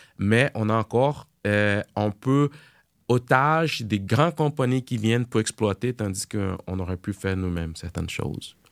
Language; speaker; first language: French; non-native, fluent; Portuguese